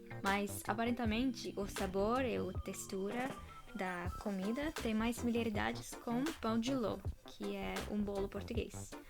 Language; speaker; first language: Portuguese; non-native, fluent; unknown